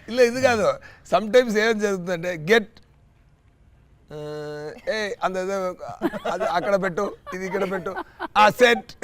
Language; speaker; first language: Telugu; non-native, learner; Tamil